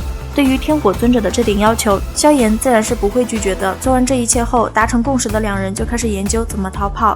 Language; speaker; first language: Chinese; native; Chinese